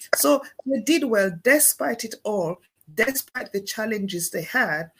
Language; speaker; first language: English; non-native, local second language; Krio